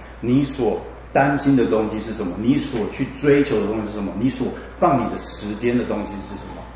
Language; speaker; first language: Chinese; native; Chinese